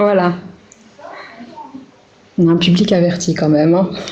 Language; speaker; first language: French; native; French